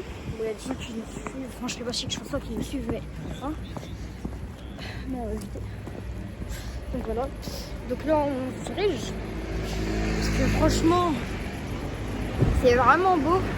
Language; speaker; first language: French; native; French